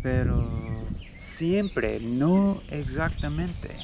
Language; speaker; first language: Spanish; non-native, learner; English